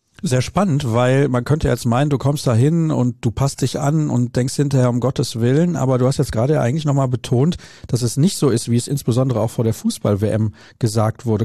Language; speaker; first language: German; native; German